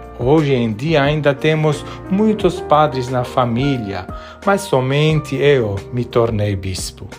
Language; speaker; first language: Portuguese; non-native, fluent; Armenian